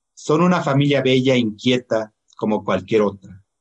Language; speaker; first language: Spanish; non-native, local second language; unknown